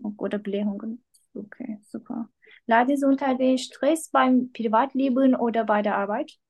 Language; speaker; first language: German; non-native, learner; Turkish